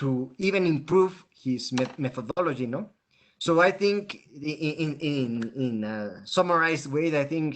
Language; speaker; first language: English; non-native, fluent; Spanish